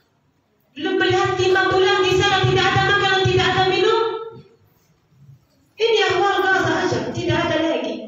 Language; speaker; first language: Indonesian; non-native, learner; Arabic